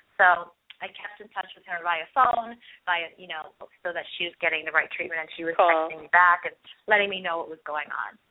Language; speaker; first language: English; early bilingual, other home language; Hindi